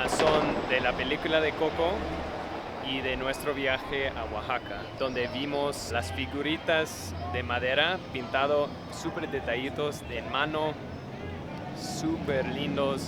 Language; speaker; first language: Spanish; non-native, fluent; English